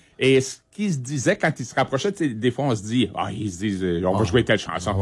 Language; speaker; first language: French; native; French